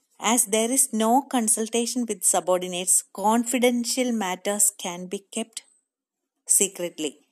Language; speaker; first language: English; non-native, local second language; Malayalam